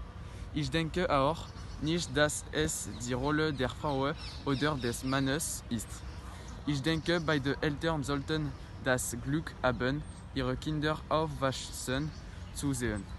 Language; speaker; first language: German; non-native, learner; French